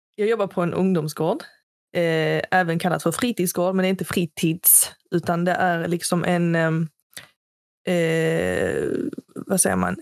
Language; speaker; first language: Swedish; early bilingual, other home language; Arabic